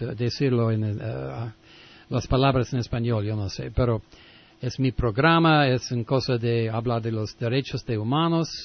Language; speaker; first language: Spanish; non-native, learner; English